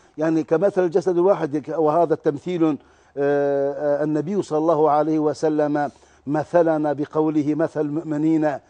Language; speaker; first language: Arabic; non-native, fluent; Turkish